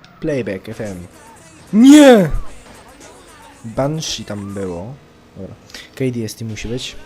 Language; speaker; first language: Polish; native; Polish